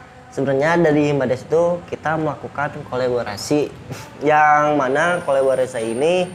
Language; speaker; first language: Indonesian; native; Indonesian